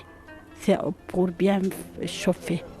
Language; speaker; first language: French; non-native, learner; Turkish